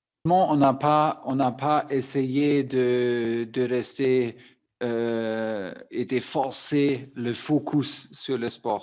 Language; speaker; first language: French; non-native, fluent; German